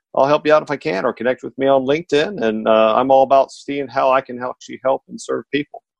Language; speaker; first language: English; native; English